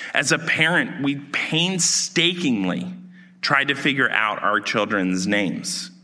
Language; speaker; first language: English; native; English